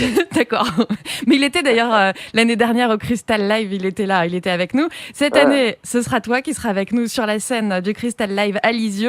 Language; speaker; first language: French; native; French